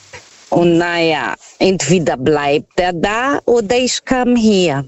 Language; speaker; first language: German; non-native, fluent; Portuguese